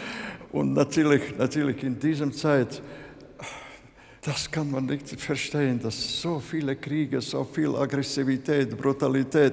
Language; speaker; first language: German; non-native, learner; Latvian